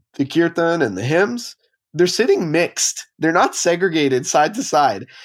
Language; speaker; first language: English; native; English